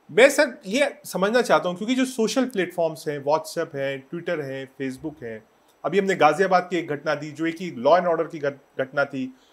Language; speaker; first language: Hindi; native; Hindi